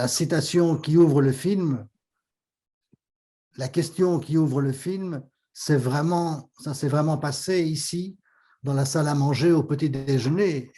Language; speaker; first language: French; native; French